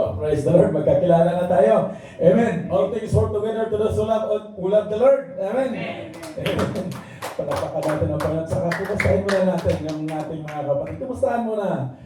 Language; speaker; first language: Filipino; non-native, local second language; Cebuano